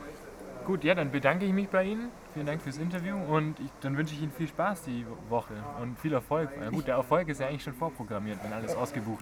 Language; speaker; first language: German; native; German